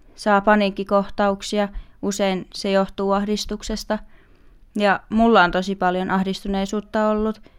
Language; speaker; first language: Finnish; native; Finnish